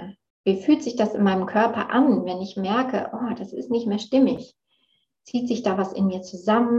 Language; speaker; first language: German; native; German